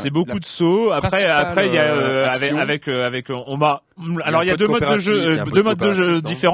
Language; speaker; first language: French; native; French